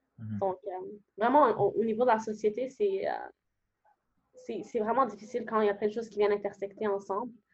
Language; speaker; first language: French; early bilingual, other home language; Arabic